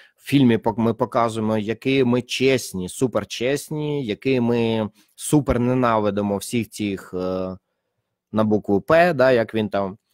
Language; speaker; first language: Ukrainian; native; Ukrainian